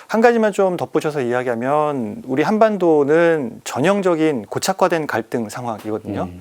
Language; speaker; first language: Korean; native; Korean